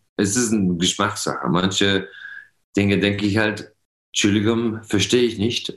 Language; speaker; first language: German; non-native, fluent; English